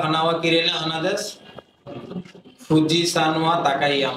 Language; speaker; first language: Japanese; non-native, learner; Bangla